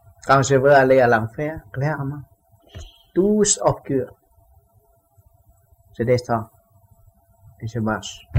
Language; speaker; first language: French; non-native, learner; Vietnamese